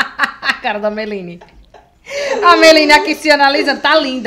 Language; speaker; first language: Portuguese; native; Portuguese